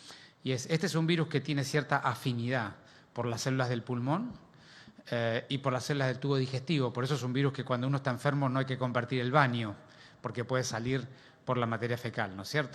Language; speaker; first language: Spanish; native; Spanish